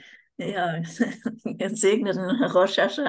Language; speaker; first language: German; native; German